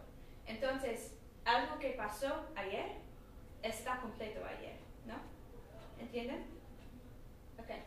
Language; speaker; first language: Spanish; non-native, learner; English